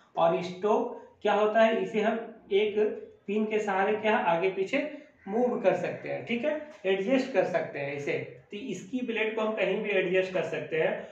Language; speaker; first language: Hindi; native; Hindi